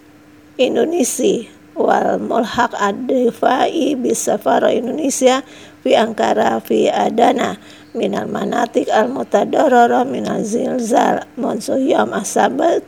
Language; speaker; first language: Arabic; non-native, fluent; Indonesian